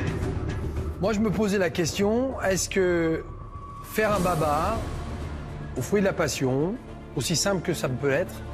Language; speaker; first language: French; native; French